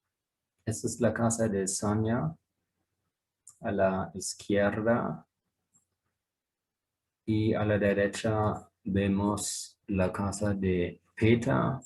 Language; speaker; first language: Spanish; non-native, fluent; German